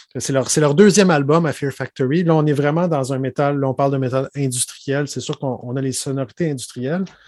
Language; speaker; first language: French; native; French